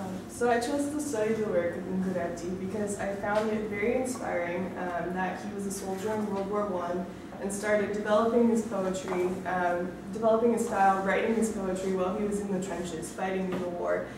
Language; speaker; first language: English; native; English